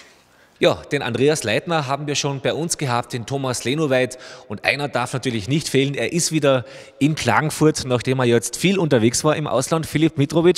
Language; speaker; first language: German; native; German